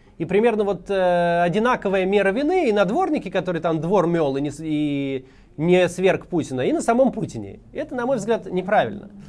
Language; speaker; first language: Russian; native; Russian